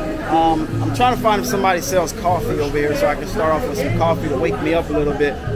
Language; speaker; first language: English; native; English